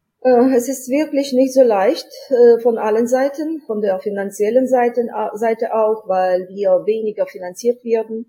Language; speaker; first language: German; non-native, fluent; Ukrainian